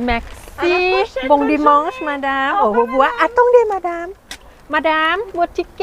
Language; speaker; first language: French; non-native, learner; Thai